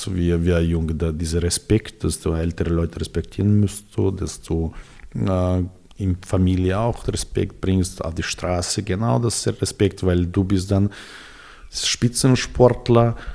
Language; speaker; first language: German; non-native, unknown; Serbian